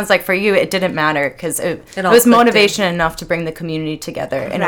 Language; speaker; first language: English; native; English